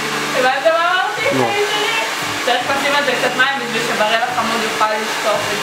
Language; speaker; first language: Russian; early bilingual, heritage; Russian